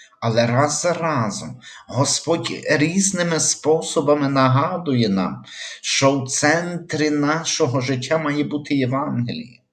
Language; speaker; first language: Ukrainian; native; Ukrainian